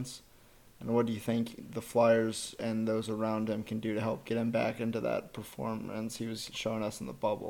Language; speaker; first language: English; native; English